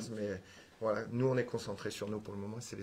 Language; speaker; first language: French; native; French